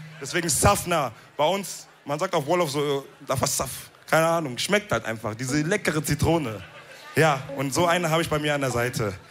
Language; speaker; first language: German; early bilingual, other home language; Wolof